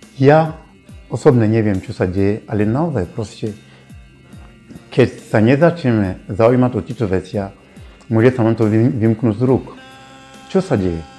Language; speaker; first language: Slovak; non-native, fluent; Bambara